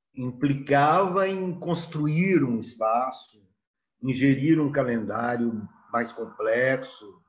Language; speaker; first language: Portuguese; native; Portuguese